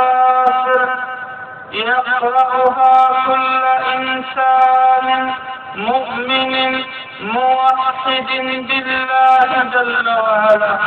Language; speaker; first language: Arabic; native; Arabic